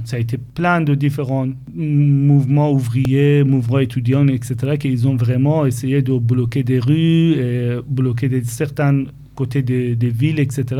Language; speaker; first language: French; non-native, fluent; Persian